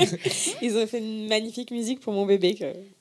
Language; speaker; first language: French; native; French